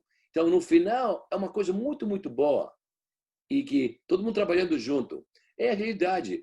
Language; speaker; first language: Portuguese; early bilingual, heritage; Portuguese